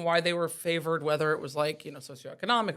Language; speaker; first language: English; native; English